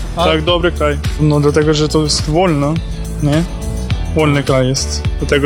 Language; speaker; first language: Polish; non-native, learner; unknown